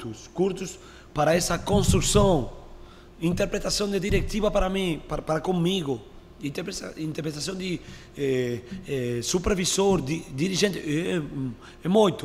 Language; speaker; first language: Portuguese; non-native, learner; Spanish